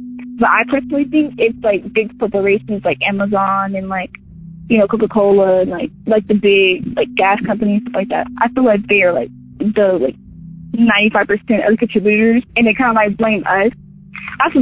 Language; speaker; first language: English; native; English